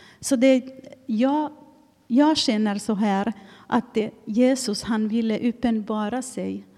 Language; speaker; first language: Swedish; non-native, fluent; Finnish